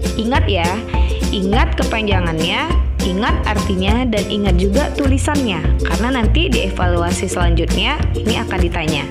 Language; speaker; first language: Indonesian; native; Indonesian